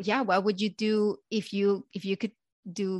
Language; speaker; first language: English; non-native, fluent; Spanish